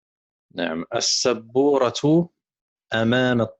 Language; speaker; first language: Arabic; non-native, fluent; English